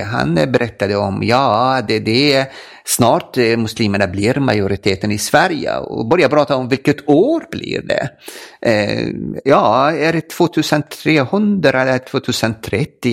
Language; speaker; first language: Swedish; non-native, fluent; Arabic